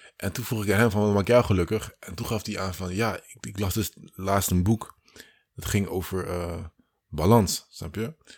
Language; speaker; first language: Dutch; early bilingual, other home language; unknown